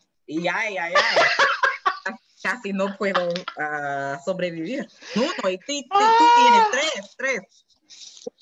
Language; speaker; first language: Spanish; non-native, learner; English